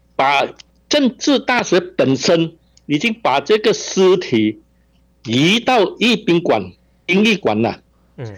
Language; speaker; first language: Chinese; non-native, local second language; Min Nan Chinese